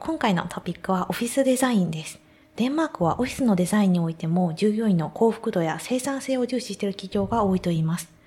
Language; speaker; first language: Japanese; native; Japanese